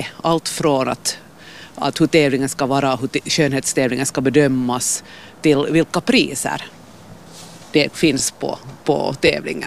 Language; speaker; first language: Swedish; native; Swedish